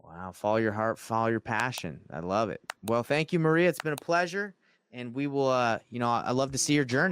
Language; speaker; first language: English; native; English